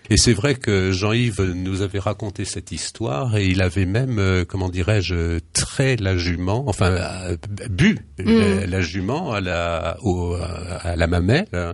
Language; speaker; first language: French; native; French